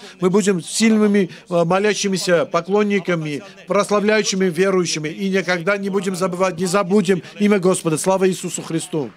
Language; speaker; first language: Russian; non-native, local second language; Armenian